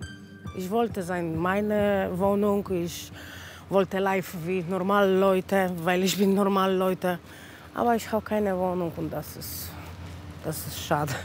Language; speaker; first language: German; non-native, learner; Polish